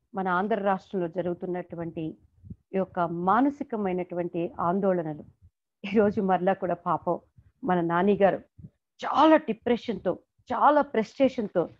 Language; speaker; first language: Telugu; native; Telugu